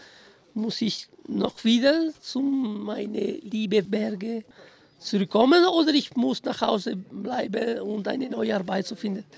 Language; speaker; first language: German; non-native, fluent; Italian